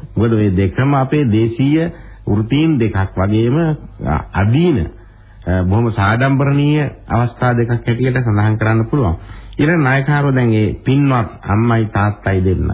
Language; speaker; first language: Sinhala; native; Sinhala